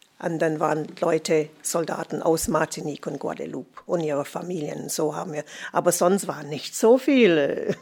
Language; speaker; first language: German; non-native, fluent; Jamaican Creole English